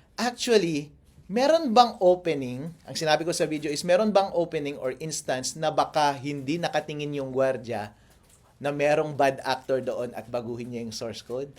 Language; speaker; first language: Filipino; non-native, local second language; Iloko